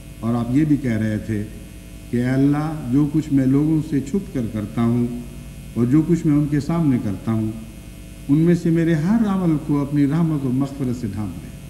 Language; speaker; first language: Urdu; non-native, local second language; Punjabi